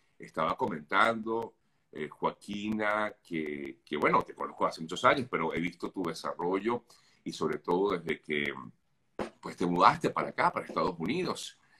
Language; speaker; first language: Spanish; native; Spanish